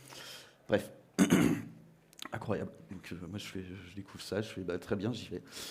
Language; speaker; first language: French; native; French